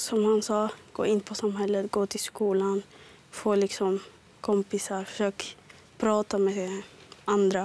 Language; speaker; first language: Swedish; early bilingual, other home language; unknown